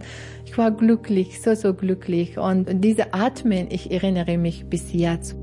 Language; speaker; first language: German; non-native, learner; Persian